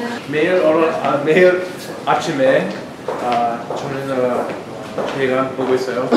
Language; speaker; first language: Korean; non-native, learner; English